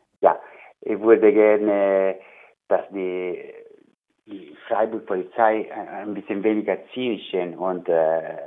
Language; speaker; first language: German; non-native, learner; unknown